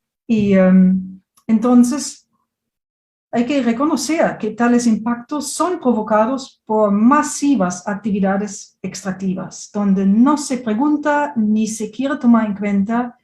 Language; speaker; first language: Spanish; non-native, fluent; German